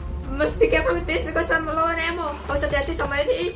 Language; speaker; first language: English; non-native, fluent; Indonesian